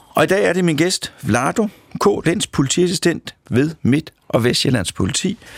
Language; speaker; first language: Danish; native; Danish